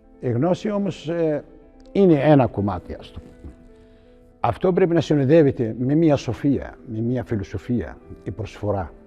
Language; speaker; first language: Greek; non-native, fluent; Arabic